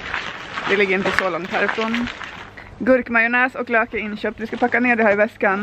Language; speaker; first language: Swedish; native; Swedish